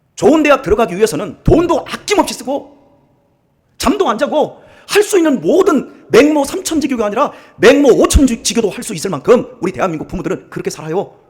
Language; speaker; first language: Korean; native; Korean